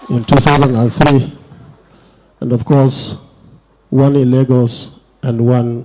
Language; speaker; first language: English; non-native, local second language; Hausa